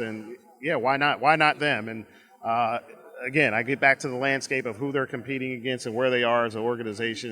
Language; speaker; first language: English; native; English